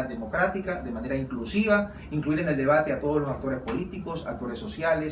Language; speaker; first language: Spanish; native; Spanish